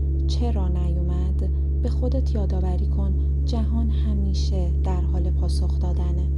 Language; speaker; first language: Persian; native; Persian